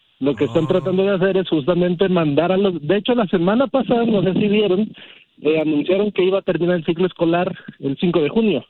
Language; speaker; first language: Spanish; early bilingual, heritage; Spanish